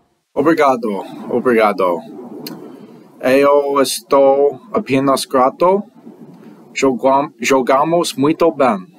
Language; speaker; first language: Portuguese; non-native, learner; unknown